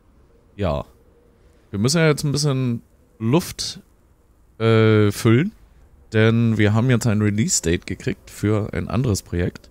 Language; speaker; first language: German; native; German